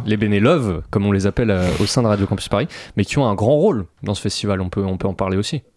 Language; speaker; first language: French; native; French